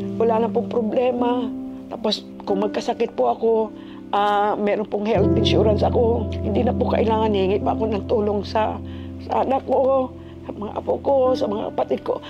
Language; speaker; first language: Filipino; non-native, local second language; Cebuano